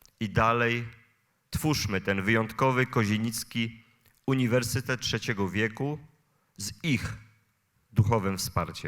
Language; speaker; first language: Polish; native; Polish